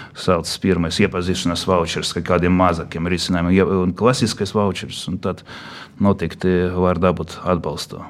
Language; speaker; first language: Latvian; non-native, local second language; Russian